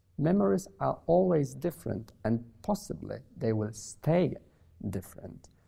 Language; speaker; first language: English; non-native, fluent; Polish